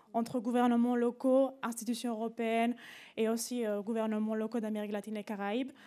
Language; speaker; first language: French; non-native, fluent; Spanish